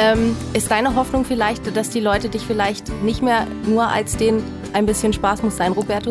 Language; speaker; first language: German; native; German